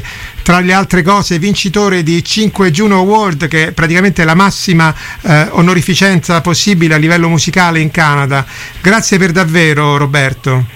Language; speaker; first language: Italian; native; Italian